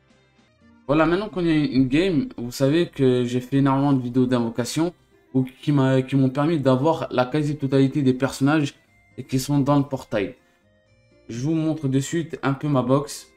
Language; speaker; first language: French; native; French